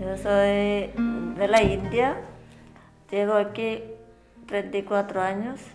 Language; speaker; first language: Spanish; non-native, learner; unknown